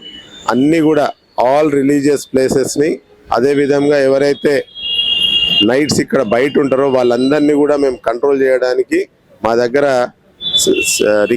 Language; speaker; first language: Telugu; native; Telugu